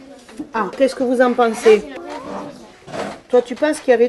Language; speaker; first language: French; native; French